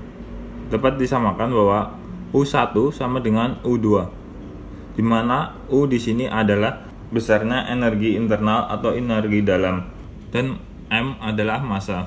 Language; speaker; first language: Indonesian; native; Indonesian